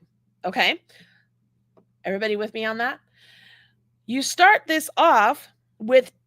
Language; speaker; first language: English; native; English